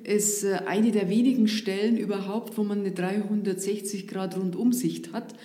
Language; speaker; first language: German; native; German